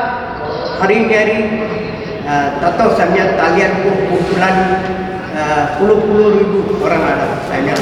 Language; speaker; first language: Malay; non-native, local second language; Tamil